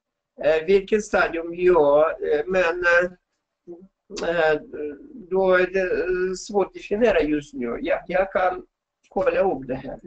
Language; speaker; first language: Swedish; non-native, fluent; Russian